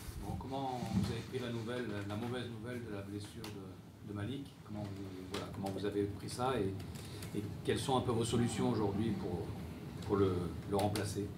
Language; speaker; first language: French; native; French